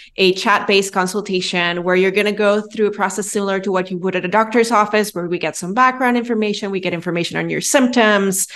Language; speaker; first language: English; non-native, fluent; Spanish